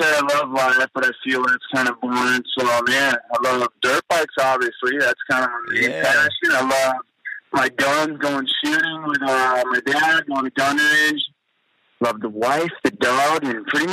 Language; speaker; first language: English; native; English